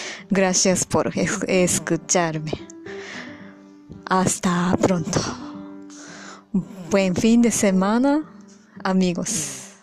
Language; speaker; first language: Spanish; non-native, fluent; Japanese